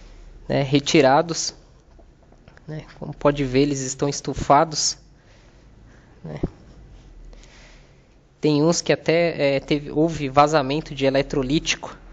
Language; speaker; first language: Portuguese; native; Portuguese